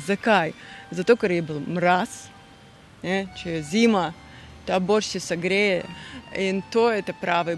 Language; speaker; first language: Slovenian; non-native, fluent; Russian